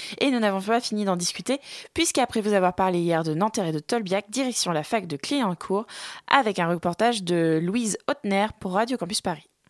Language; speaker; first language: French; native; French